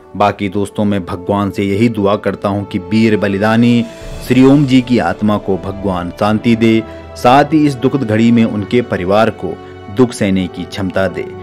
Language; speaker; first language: Hindi; native; Hindi